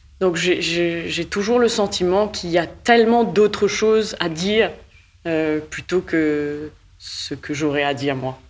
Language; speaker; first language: French; native; French